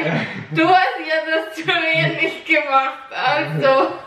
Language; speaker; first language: German; non-native, learner; Cebuano